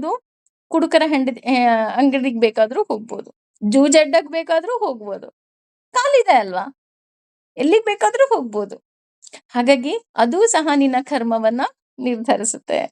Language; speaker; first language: Kannada; native; Kannada